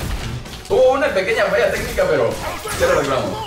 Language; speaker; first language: Spanish; native; Spanish